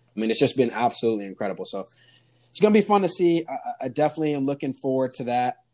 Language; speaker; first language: English; native; English